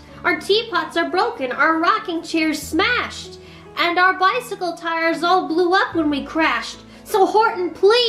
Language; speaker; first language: English; native; English